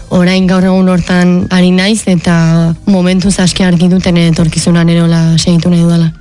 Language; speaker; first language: Basque; native; Basque